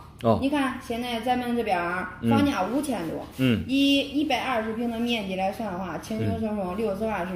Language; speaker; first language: Chinese; native; Chinese